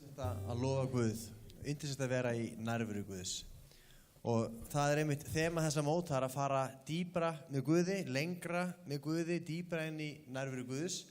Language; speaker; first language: Icelandic; native; Icelandic